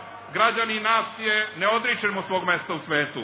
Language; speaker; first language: Serbian; native; Serbian